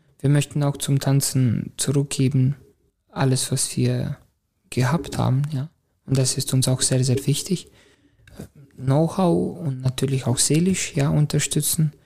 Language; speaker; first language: German; non-native, fluent; Romanian